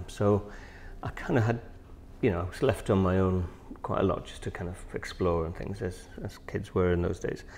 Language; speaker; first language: English; native; English